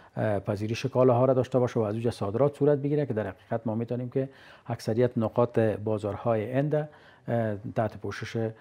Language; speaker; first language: Persian; native; Persian